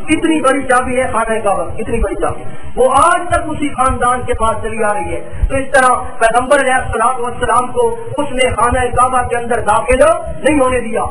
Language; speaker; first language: Urdu; non-native, local second language; Punjabi